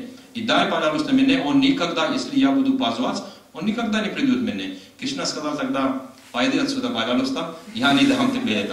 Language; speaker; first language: Russian; non-native, learner; Hindi